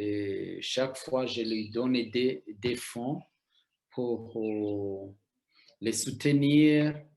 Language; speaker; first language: French; non-native, local second language; Rundi